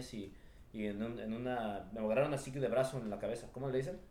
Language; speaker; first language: Spanish; early bilingual, heritage; Spanish